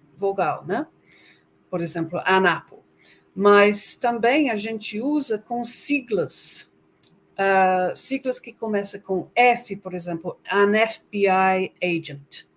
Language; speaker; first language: Portuguese; non-native, fluent; English